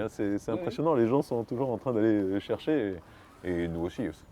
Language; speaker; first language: French; native; French